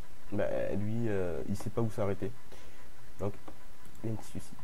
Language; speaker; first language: French; native; French